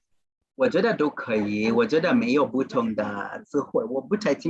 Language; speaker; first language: Chinese; non-native, fluent; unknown